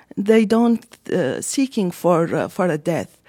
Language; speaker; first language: English; non-native, fluent; Arabic